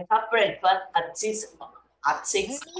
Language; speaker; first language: English; non-native, learner; Spanish